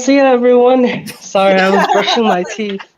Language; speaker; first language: English; native; English